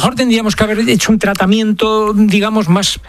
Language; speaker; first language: Spanish; native; Spanish